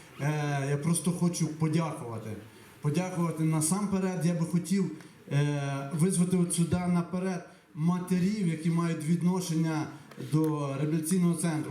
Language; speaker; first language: Ukrainian; native; Ukrainian